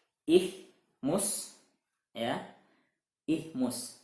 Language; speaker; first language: German; non-native, learner; Indonesian